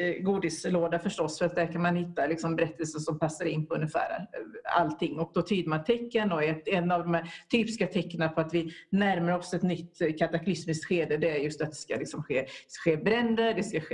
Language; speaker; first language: Swedish; native; Swedish